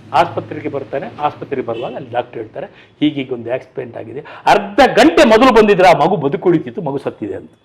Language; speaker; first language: Kannada; non-native, local second language; Tulu